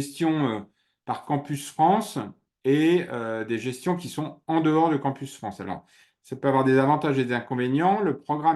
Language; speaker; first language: French; native; French